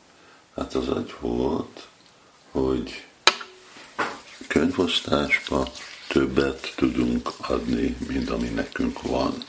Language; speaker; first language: Hungarian; non-native, fluent; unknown